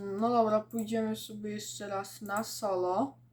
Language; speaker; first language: Polish; native; Polish